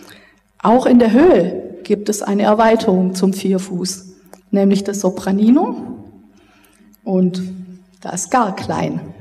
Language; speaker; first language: German; native; German